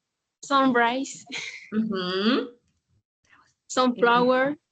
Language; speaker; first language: English; non-native, learner; Spanish